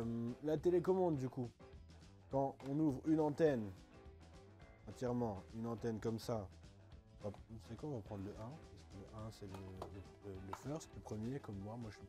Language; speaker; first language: French; native; French